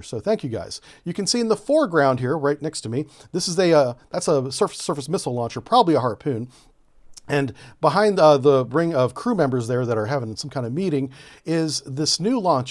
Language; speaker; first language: English; native; English